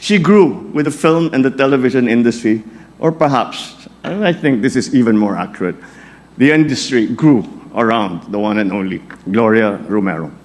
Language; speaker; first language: English; non-native, local second language; Filipino